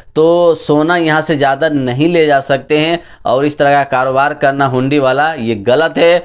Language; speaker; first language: Hindi; native; Hindi